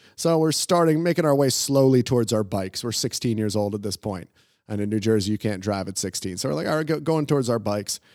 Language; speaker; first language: English; native; English